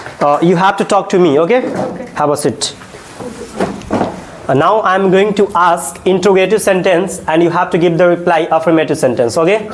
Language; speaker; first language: English; non-native, local second language; Hindi